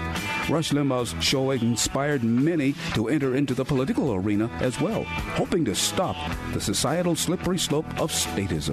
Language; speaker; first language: English; native; English